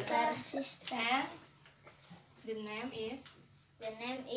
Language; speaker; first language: English; non-native, learner; Indonesian